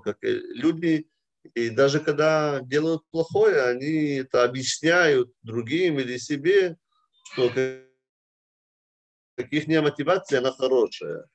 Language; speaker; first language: Russian; early bilingual, heritage; Russian